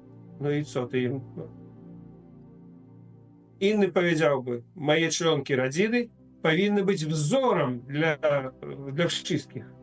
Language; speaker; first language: Polish; non-native, fluent; Russian